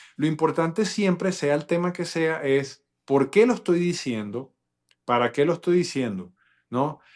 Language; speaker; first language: Spanish; non-native, local second language; English